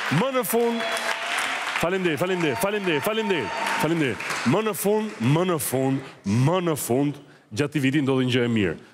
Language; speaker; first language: Albanian; native; Albanian